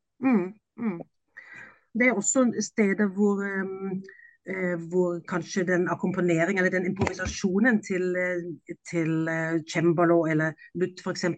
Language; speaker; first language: Norwegian; non-native, fluent; German